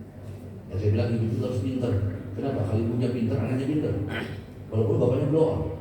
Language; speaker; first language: Indonesian; native; Indonesian